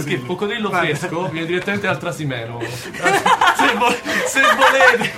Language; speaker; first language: Italian; native; Italian